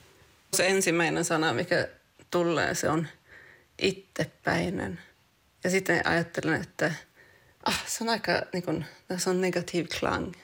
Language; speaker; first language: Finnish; non-native, local second language; Swedish